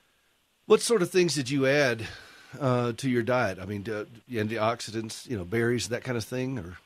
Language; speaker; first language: English; native; English